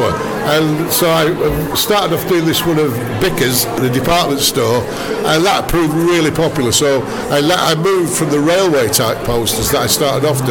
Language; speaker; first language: English; native; English